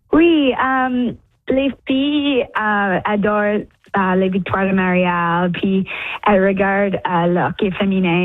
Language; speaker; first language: French; early bilingual, heritage; English